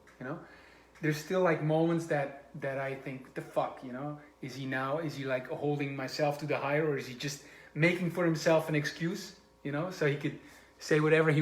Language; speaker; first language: English; non-native, fluent; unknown